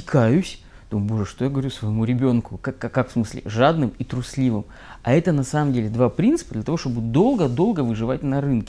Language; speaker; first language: Russian; native; Russian